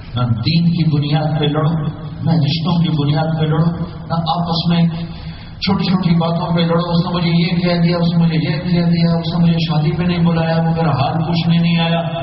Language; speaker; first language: Urdu; non-native, local second language; Punjabi